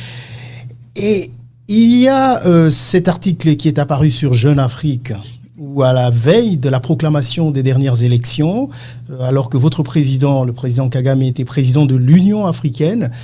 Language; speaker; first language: French; non-native, local second language; Lingala